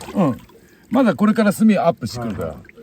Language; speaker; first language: Japanese; native; Japanese